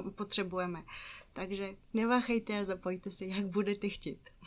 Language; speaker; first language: Czech; non-native, fluent; Bulgarian